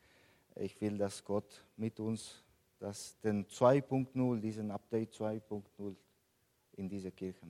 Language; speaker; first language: German; non-native, fluent; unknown